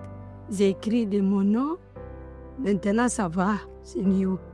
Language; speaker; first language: French; non-native, learner; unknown